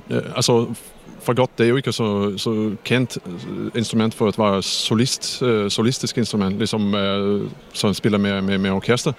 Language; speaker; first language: Danish; non-native, fluent; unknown